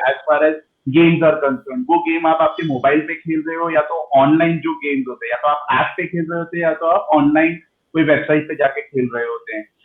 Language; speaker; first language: Hindi; non-native, local second language; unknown